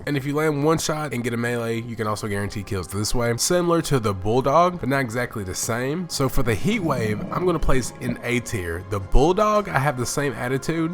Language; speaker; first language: English; native; English